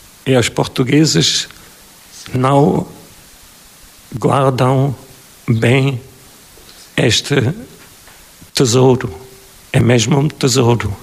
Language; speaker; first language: Portuguese; non-native, fluent; German